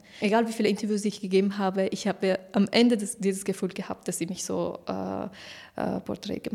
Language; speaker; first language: German; non-native, fluent; Persian